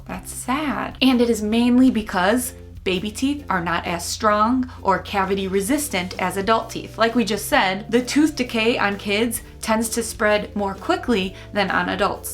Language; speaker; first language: English; native; English